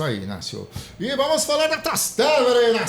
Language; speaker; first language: Portuguese; native; Portuguese